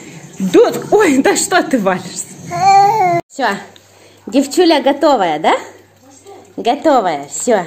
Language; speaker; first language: Russian; native; Russian